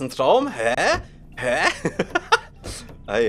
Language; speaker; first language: German; native; German